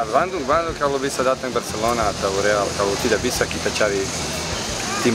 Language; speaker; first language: Indonesian; non-native, learner; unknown